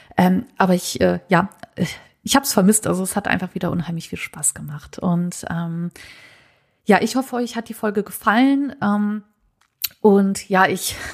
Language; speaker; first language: German; native; German